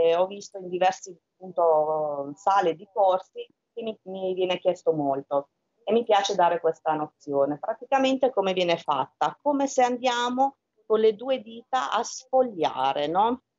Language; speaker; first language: Italian; early bilingual, other home language; Albanian